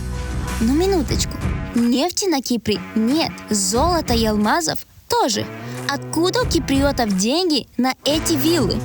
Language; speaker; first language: Russian; native; Russian